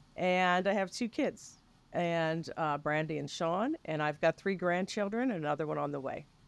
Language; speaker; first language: English; native; English